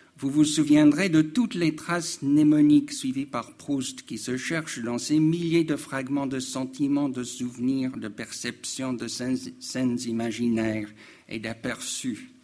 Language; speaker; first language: French; non-native, fluent; English